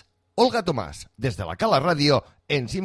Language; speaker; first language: Catalan; native; Catalan